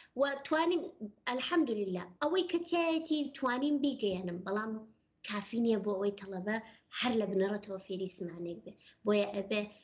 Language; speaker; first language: Central Kurdish; non-native, local second language; Gurani